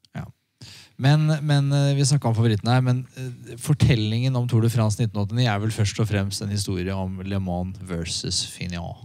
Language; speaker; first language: Norwegian; native; Norwegian